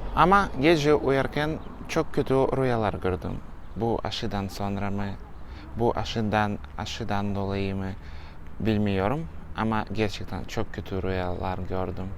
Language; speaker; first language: Turkish; non-native, learner; Russian